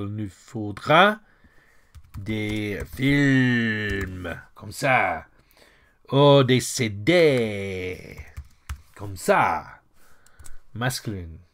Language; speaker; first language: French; non-native, fluent; English